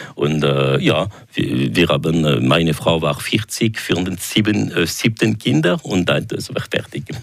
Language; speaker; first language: German; non-native, local second language; French